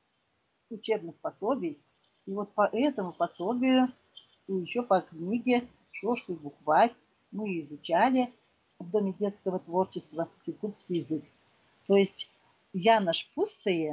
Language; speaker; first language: Russian; non-native, local second language; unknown